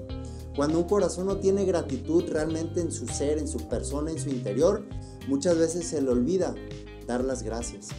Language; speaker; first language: Spanish; native; Spanish